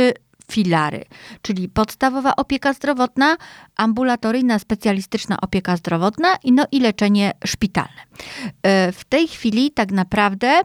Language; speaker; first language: Polish; native; Polish